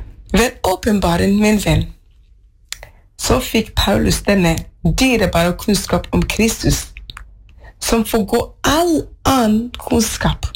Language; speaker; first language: Norwegian; non-native, fluent; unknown